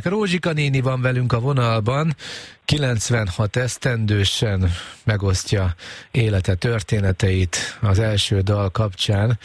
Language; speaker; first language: Hungarian; native; Hungarian